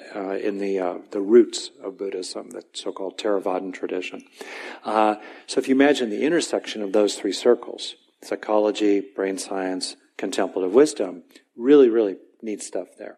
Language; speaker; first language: English; native; English